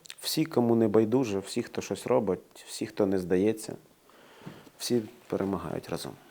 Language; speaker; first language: Ukrainian; native; Ukrainian